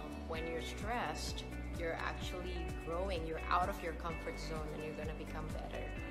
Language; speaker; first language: English; non-native, fluent; Indonesian